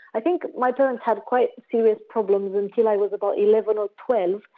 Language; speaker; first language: English; non-native, fluent; Romanian